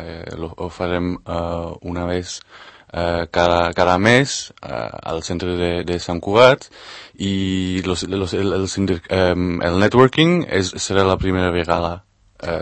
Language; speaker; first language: Catalan; non-native, fluent; Spanish